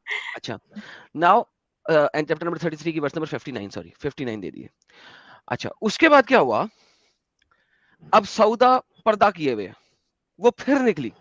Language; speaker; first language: Hindi; native; Hindi